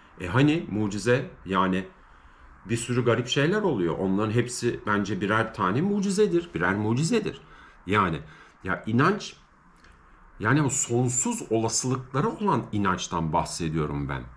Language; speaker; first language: Turkish; native; Turkish